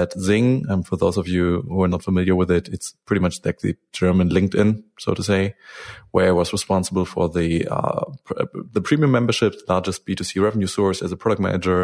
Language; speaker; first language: English; non-native, fluent; German